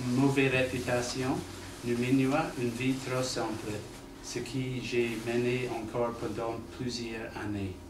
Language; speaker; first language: French; non-native, learner; English